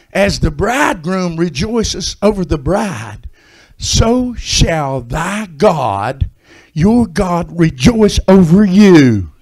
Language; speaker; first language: English; native; English